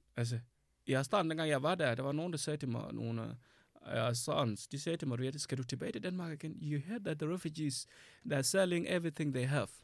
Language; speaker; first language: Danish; non-native, fluent; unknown